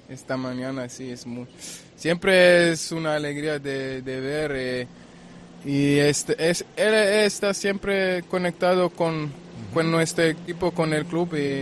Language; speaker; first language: Spanish; non-native, fluent; German